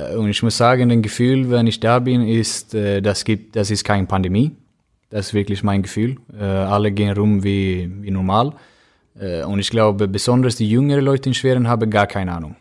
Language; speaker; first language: German; non-native, fluent; Swedish